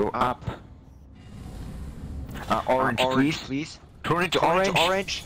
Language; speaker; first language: English; non-native, learner; German